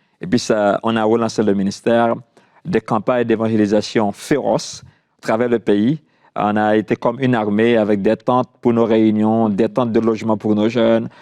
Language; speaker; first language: French; non-native, local second language; Haitian Creole